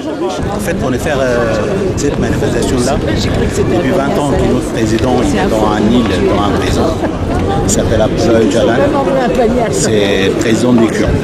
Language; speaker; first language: French; non-native, learner; Kurdish